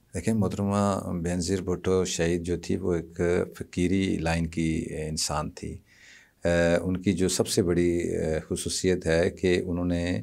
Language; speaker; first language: Urdu; non-native, local second language; Punjabi